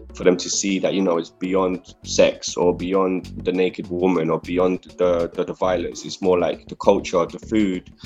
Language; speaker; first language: English; early bilingual, other home language; Spanish